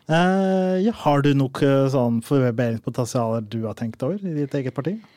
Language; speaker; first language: Norwegian; early bilingual, other home language; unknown